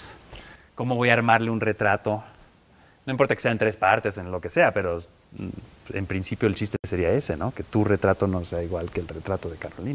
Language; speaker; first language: Spanish; native; Spanish